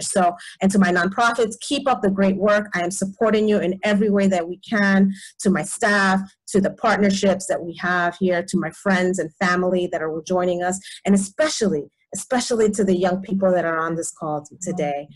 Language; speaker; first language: English; early bilingual, other home language; Spanish